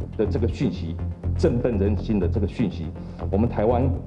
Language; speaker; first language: Chinese; native; Chinese